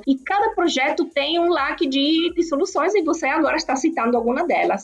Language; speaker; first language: Portuguese; non-native, fluent; Italian